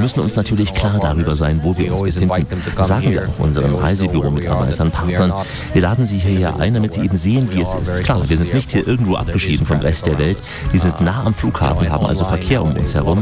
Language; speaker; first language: German; native; German